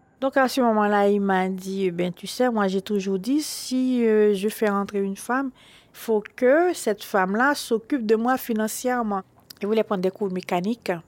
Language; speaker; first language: French; non-native, local second language; Haitian Creole